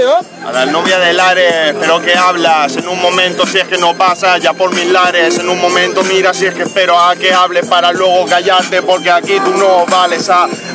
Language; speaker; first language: Spanish; native; Spanish